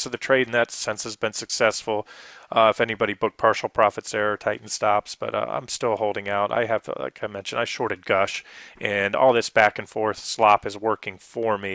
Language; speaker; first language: English; native; English